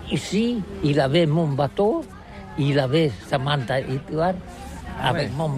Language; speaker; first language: French; non-native, learner; Catalan